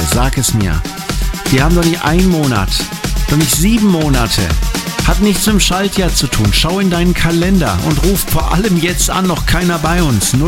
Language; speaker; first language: German; native; German